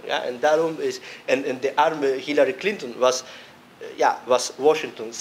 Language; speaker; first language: Dutch; non-native, fluent; Spanish